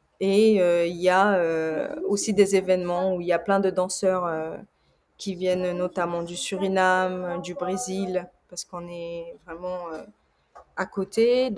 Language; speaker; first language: French; early bilingual, other home language; Portuguese